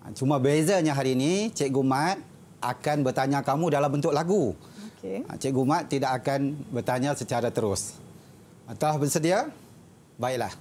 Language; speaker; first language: Malay; native; Malay